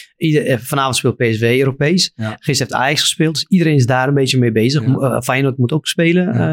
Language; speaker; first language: Dutch; non-native, fluent; Arabic